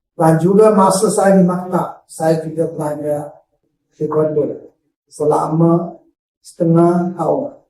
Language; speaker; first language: Malay; non-native, local second language; Chinese